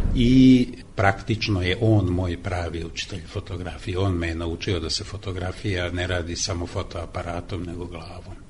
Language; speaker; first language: Serbian; non-native, local second language; Hungarian